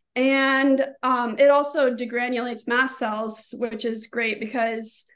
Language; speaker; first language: English; native; English